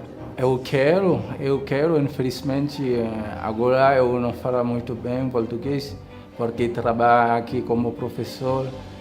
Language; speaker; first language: Portuguese; non-native, learner; Haitian Creole